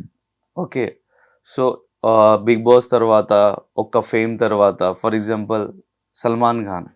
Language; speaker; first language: Telugu; non-native, learner; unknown